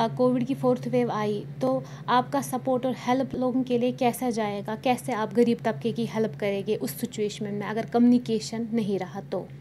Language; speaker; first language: Hindi; non-native, local second language; Kashmiri